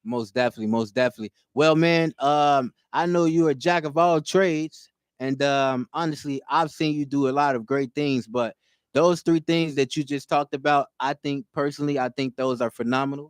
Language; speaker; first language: English; native; English